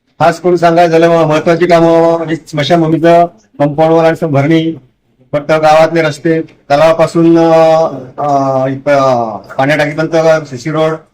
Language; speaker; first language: Marathi; native; Marathi